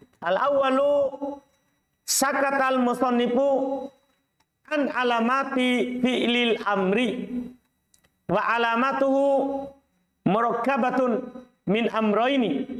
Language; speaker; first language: Arabic; non-native, fluent; Indonesian